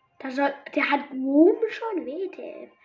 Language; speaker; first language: German; native; German